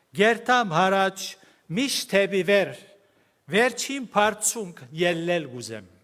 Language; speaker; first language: Armenian; early bilingual, heritage; Armenian